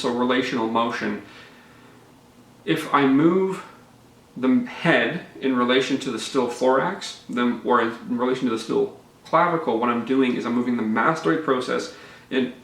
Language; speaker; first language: English; native; English